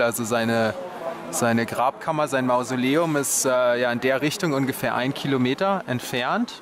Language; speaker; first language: German; native; German